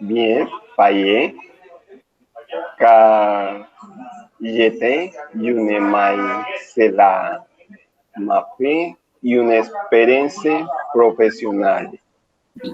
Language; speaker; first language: French; non-native, learner; Spanish